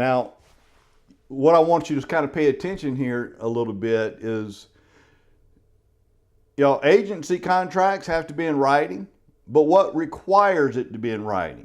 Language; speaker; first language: English; native; English